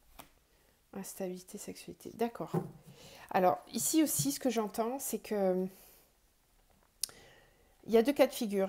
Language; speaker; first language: French; native; French